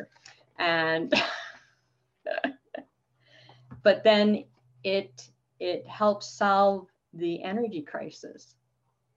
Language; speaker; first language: English; native; English